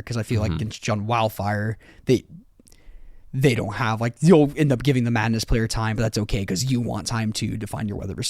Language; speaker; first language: English; native; English